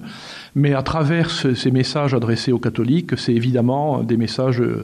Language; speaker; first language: French; native; French